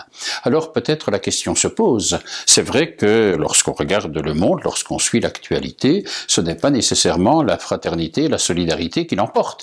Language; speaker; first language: French; native; French